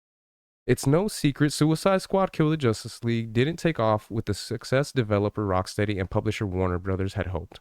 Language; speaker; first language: English; native; English